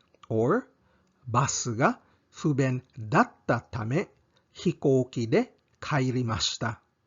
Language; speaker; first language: Japanese; non-native, fluent; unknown